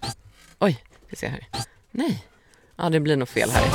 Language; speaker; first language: Swedish; native; Swedish